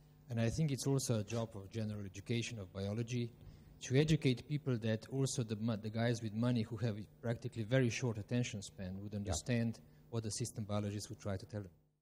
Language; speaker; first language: English; non-native, fluent; Slovenian